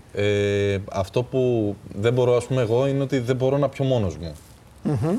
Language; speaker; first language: Greek; early bilingual, other home language; Albanian